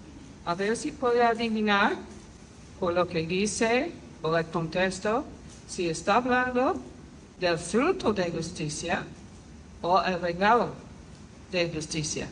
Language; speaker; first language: Spanish; non-native, fluent; English